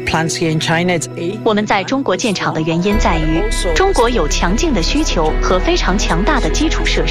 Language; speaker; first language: Chinese; native; Chinese